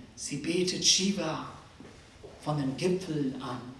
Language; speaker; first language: German; non-native, fluent; Nepali